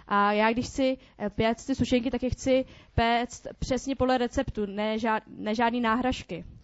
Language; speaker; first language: Czech; native; Czech